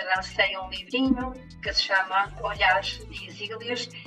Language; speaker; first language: Portuguese; native; Portuguese